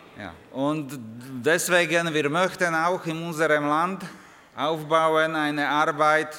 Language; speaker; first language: German; non-native, learner; Slovak